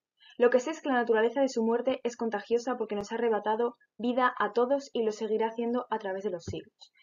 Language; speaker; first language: Spanish; native; Spanish